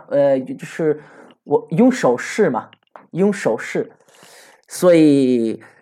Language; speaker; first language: Chinese; non-native, fluent; Italian